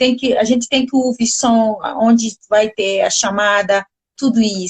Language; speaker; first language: Portuguese; non-native, learner; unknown